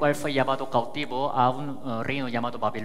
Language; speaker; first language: Spanish; native; Spanish